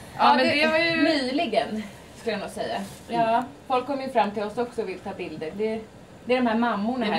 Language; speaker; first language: Swedish; native; Swedish